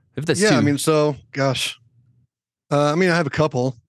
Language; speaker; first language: English; native; English